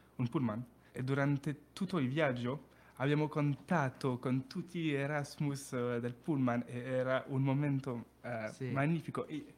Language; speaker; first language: Italian; non-native, fluent; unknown